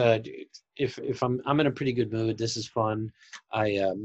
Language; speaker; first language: English; native; English